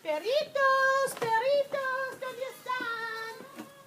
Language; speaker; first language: Spanish; non-native, learner; English